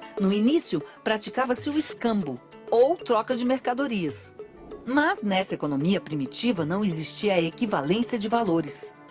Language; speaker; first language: Portuguese; native; Portuguese